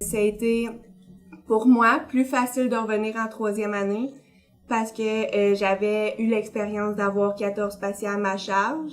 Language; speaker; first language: French; native; French